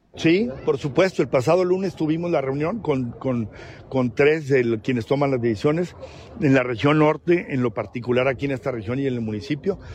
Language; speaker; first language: Spanish; native; Spanish